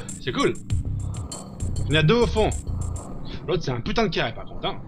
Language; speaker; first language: French; native; French